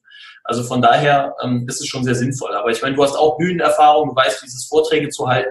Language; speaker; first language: German; native; German